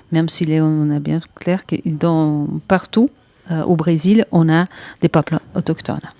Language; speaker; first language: French; non-native, fluent; Portuguese